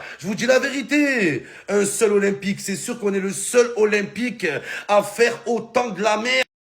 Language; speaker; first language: French; native; French